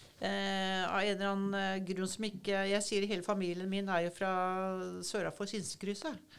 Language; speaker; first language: Norwegian; native; Norwegian